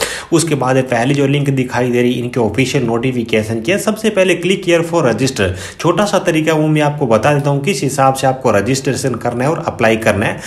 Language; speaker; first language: Hindi; native; Hindi